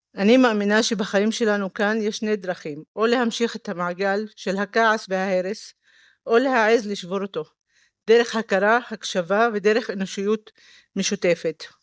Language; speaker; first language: Hebrew; non-native, local second language; Arabic